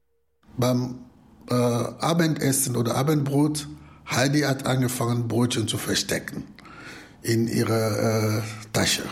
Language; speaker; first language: German; non-native, fluent; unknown